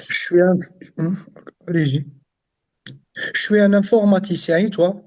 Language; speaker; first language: French; non-native, learner; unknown